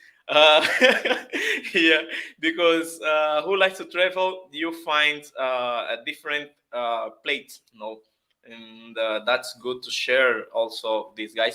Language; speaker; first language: English; non-native, fluent; Portuguese